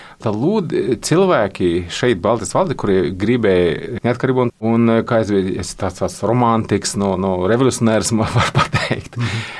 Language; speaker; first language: Latvian; non-native, learner; Swedish